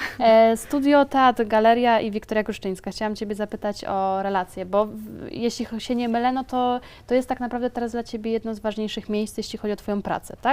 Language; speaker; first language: Polish; native; Polish